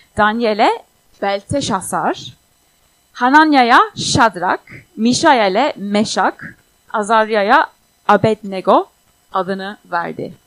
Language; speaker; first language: Turkish; non-native, fluent; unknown